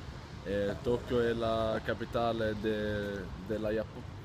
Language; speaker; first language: Italian; non-native, learner; Swedish